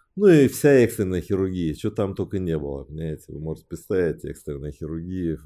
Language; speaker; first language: Russian; early bilingual, other home language; Chinese